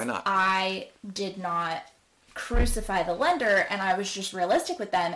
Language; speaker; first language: English; native; English